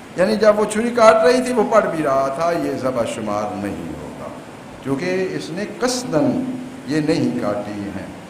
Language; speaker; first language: Urdu; non-native, local second language; Punjabi